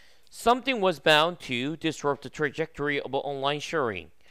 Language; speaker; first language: English; non-native, fluent; Korean